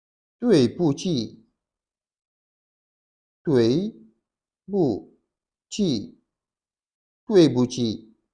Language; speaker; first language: Chinese; non-native, fluent; Wolof